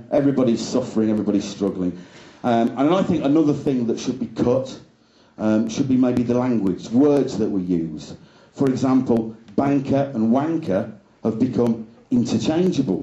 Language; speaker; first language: English; native; English